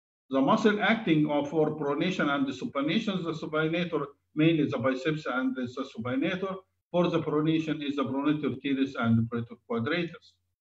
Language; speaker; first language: English; non-native, fluent; Arabic